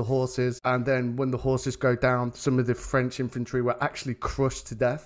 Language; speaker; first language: English; native; English